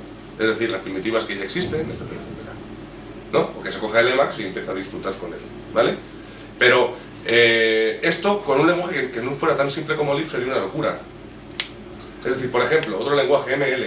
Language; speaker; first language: Spanish; native; Spanish